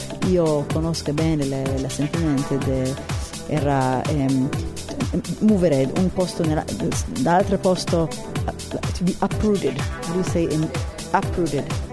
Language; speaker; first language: Italian; non-native, learner; Hebrew